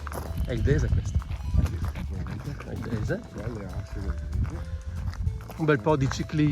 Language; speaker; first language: Italian; native; Italian